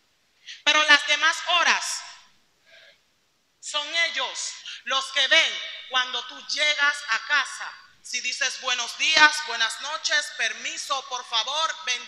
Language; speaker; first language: Spanish; native; Spanish